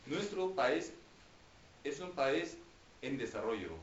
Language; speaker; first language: Spanish; non-native, fluent; Korean